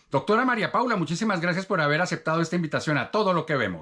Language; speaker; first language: Spanish; native; Spanish